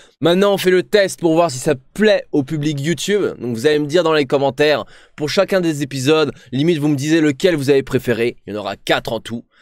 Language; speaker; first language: French; native; French